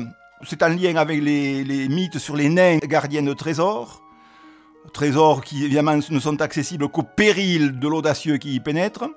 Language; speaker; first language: French; native; French